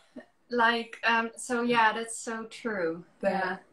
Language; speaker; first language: English; non-native, fluent; Dutch